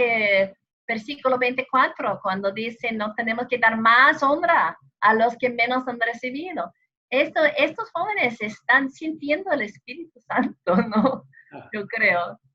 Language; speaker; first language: Spanish; non-native, fluent; English